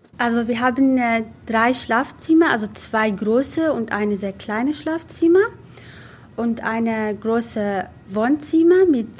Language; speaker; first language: German; non-native, learner; Arabic